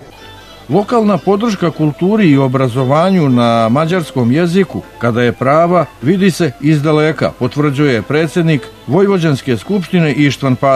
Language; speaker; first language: Serbian; native; Serbian